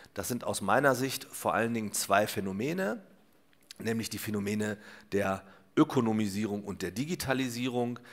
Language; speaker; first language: German; native; German